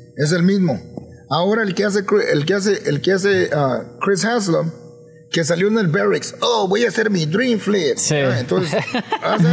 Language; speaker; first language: Spanish; early bilingual, heritage; Spanish